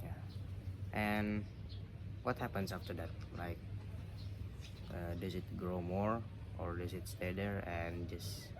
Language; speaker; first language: English; non-native, fluent; Indonesian